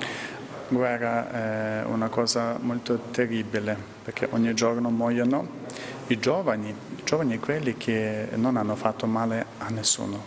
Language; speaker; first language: Italian; non-native, fluent; Ukrainian